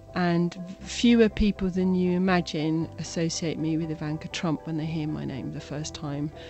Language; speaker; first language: English; native; English